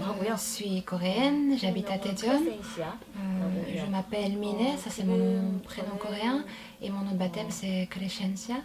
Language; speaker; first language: French; non-native, fluent; Korean